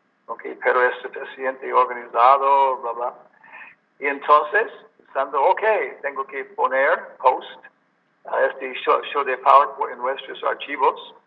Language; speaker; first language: Spanish; non-native, learner; English